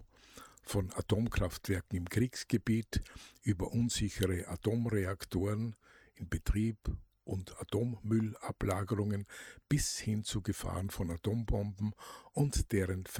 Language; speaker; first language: German; native; German